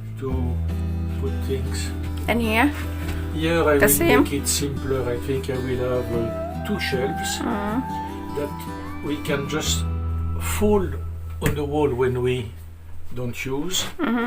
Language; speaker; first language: English; non-native, fluent; French